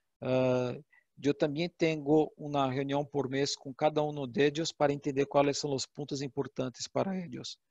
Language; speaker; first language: Portuguese; non-native, learner; Spanish